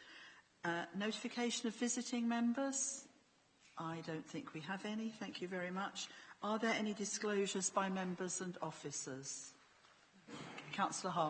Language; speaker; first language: English; native; English